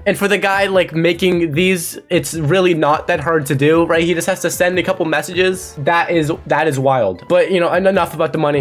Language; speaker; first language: English; native; English